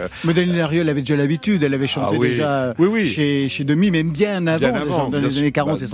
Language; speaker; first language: French; native; French